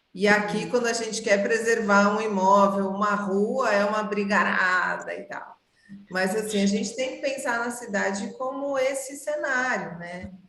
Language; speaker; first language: Portuguese; native; Portuguese